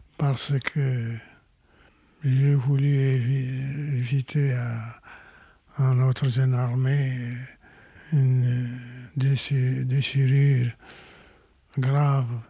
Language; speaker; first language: French; non-native, local second language; Arabic